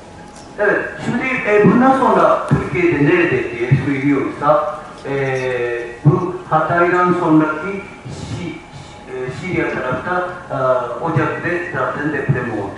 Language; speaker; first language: Turkish; non-native, learner; Japanese